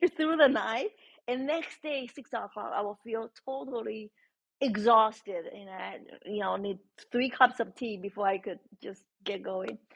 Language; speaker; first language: English; non-native, fluent; Chinese